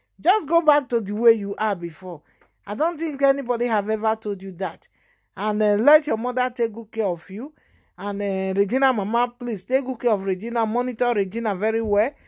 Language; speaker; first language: Nigerian Pidgin; native; Nigerian Pidgin